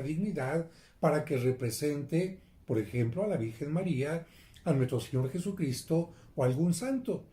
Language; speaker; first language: Spanish; native; Spanish